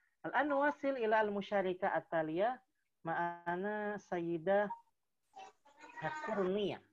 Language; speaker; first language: Arabic; non-native, fluent; Indonesian